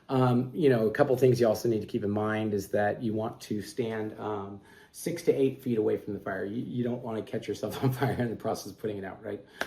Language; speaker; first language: English; native; English